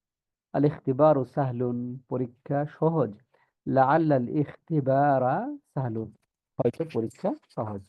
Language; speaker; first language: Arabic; non-native, fluent; Bangla